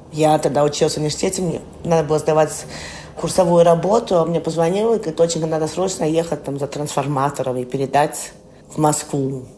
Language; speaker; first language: Russian; early bilingual, heritage; Russian